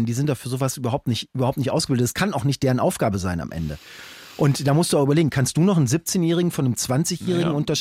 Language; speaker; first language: German; native; German